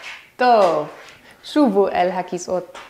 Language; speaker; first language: Hebrew; non-native, fluent; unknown